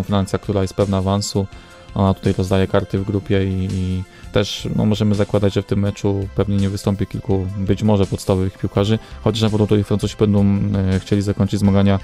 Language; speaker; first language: Polish; native; Polish